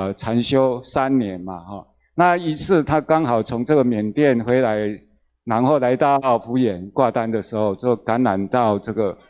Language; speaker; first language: Chinese; native; Chinese